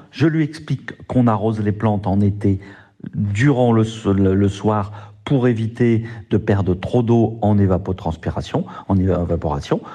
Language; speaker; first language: French; native; French